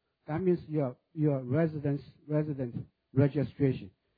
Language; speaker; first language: English; non-native, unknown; Chinese